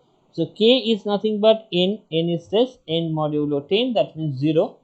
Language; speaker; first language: English; non-native, local second language; Bangla